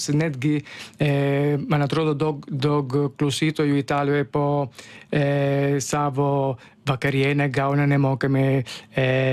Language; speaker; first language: Lithuanian; non-native, fluent; Italian